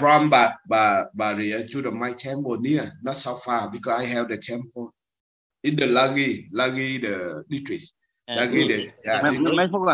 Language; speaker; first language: English; non-native, learner; Vietnamese